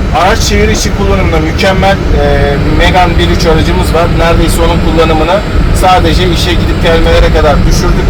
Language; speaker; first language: Turkish; native; Turkish